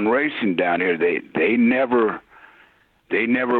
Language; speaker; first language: English; native; English